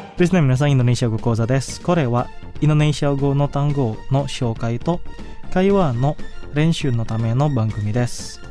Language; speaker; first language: Japanese; non-native, fluent; Indonesian